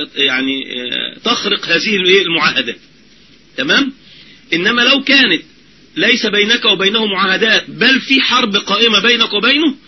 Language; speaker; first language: Arabic; native; Arabic